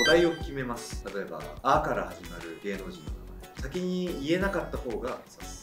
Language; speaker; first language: Japanese; native; Japanese